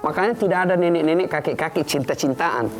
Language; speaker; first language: Indonesian; native; Indonesian